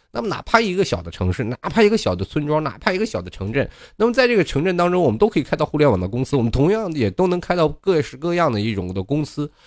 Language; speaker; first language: Chinese; native; Chinese